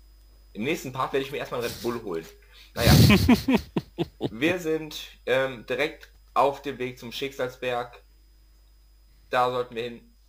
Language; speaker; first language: German; native; German